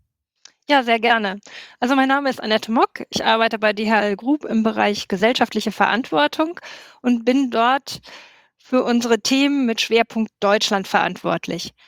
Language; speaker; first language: German; native; German